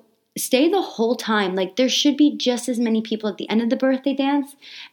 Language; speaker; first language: English; native; English